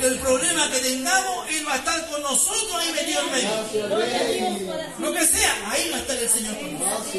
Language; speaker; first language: Spanish; native; Spanish